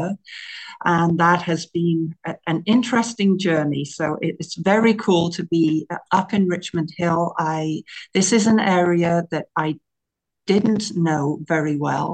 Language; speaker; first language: English; native; English